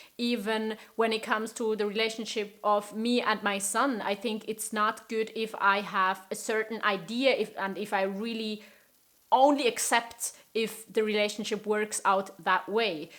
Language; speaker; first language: English; non-native, fluent; German